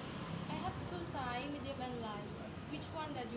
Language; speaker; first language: English; non-native, learner; Khmer